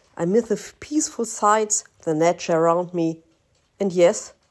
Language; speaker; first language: English; non-native, learner; German